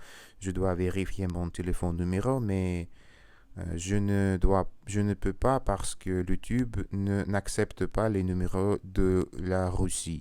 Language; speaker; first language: French; non-native, learner; Russian